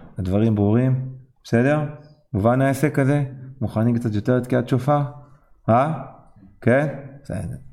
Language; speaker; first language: Hebrew; non-native, fluent; English